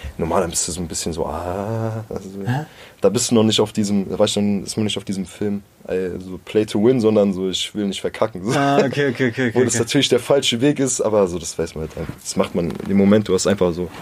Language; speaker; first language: German; native; German